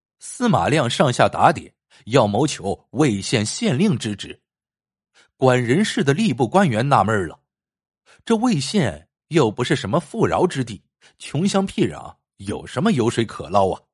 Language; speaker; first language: Chinese; native; Chinese